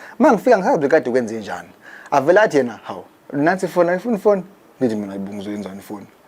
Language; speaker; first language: Zulu; native; Zulu